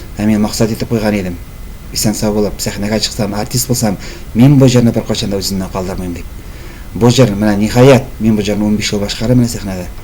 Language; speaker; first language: Tatar; native; Tatar